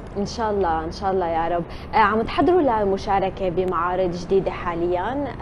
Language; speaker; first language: Arabic; native; Arabic